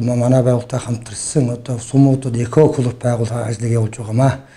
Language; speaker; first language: Mongolian; non-native, local second language; Kazakh